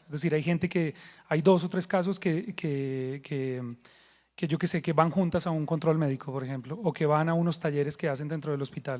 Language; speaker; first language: Spanish; native; Spanish